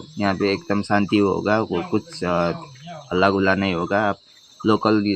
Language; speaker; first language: Hindi; non-native, local second language; Nepali